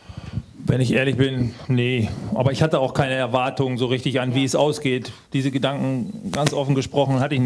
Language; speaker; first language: German; native; German